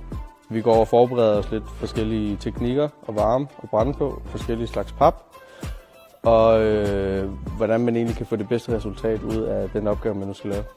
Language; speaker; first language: Danish; native; Danish